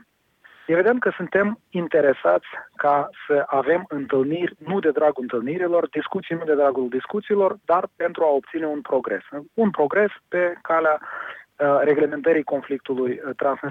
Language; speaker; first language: Romanian; native; Romanian